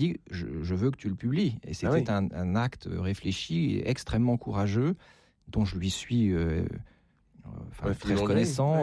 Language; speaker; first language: French; native; French